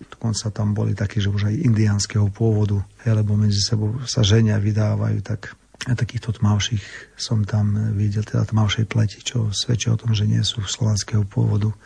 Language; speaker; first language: Slovak; native; Slovak